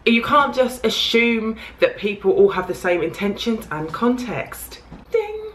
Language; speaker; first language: English; native; English